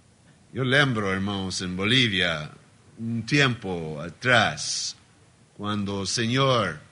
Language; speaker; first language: Spanish; non-native, learner; Portuguese